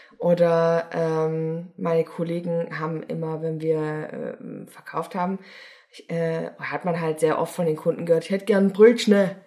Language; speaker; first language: German; native; German